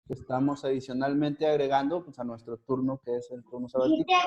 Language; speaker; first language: Spanish; native; Spanish